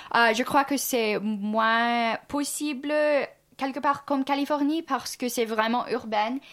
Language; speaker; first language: French; non-native, fluent; English